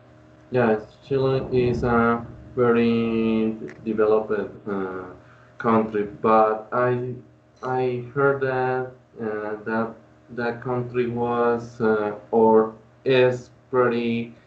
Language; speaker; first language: English; non-native, learner; Spanish